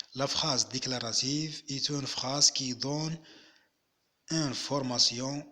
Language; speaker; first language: French; non-native, local second language; Arabic